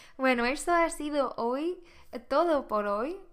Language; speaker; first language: Spanish; non-native, fluent; Swedish